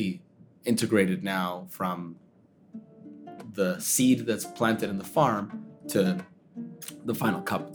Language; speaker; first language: English; early bilingual, other home language; Spanish